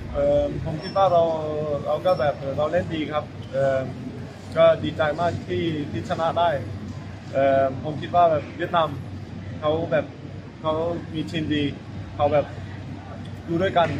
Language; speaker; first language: Thai; early bilingual, heritage; Thai